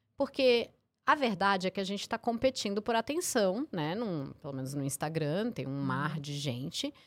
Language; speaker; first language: Portuguese; early bilingual, heritage; English